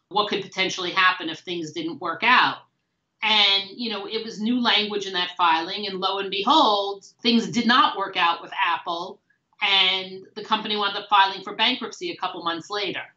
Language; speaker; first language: English; native; English